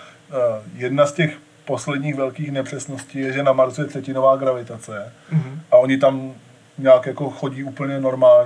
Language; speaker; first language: Czech; native; Czech